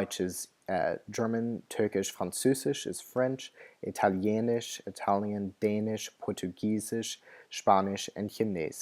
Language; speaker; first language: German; non-native, fluent; English